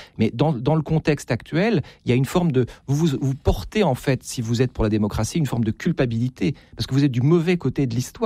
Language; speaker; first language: French; native; French